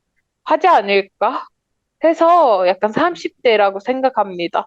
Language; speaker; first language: Korean; non-native, learner; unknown